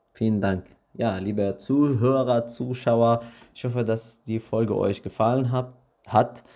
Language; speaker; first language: German; early bilingual, other home language; Arabic